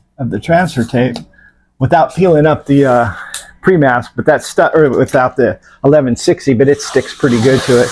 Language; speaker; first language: English; native; English